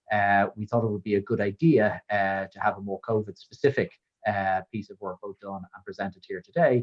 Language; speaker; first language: English; native; English